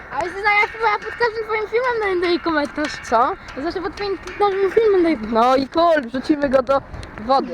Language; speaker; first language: Polish; native; Polish